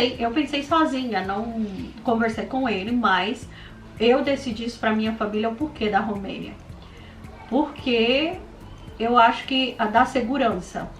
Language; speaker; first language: Portuguese; native; Portuguese